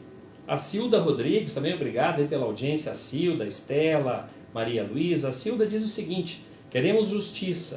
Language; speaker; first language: Portuguese; native; Portuguese